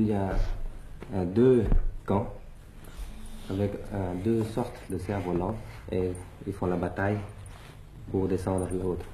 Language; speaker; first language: French; early bilingual, other home language; Thai